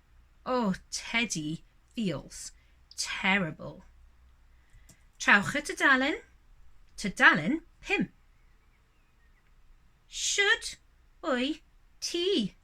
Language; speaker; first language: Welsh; non-native, local second language; English